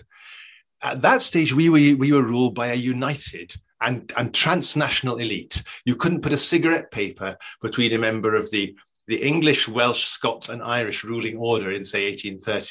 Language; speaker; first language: English; native; English